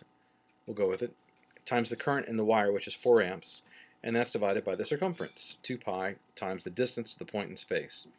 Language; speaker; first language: English; native; English